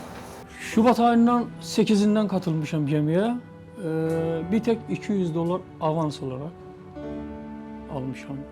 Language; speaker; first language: Turkish; native; Turkish